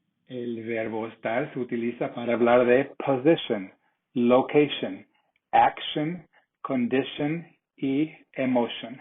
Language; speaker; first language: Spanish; non-native, fluent; English